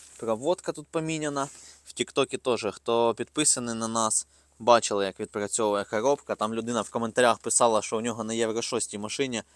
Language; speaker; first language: Ukrainian; non-native, local second language; Russian